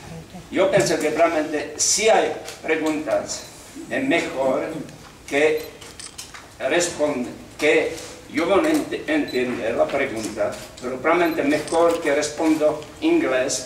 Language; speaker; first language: Spanish; non-native, learner; Czech